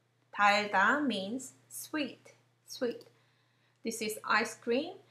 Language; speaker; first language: English; non-native, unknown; Korean